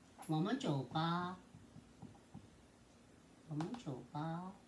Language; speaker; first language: Chinese; non-native, learner; Korean